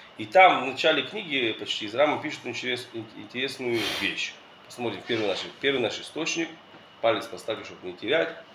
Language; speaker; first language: Russian; early bilingual, heritage; Russian